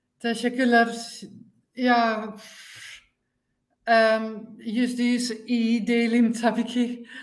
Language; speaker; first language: Turkish; non-native, learner; Dutch